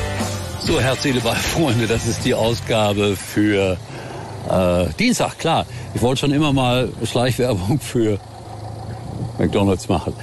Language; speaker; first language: German; native; German